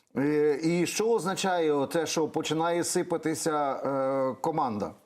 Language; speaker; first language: Ukrainian; native; Ukrainian